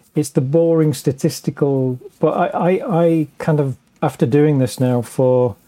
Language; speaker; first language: English; native; English